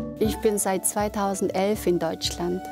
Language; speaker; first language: German; non-native, fluent; Mongolian